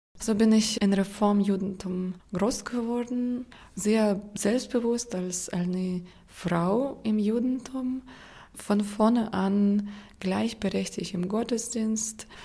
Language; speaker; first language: German; non-native, fluent; Russian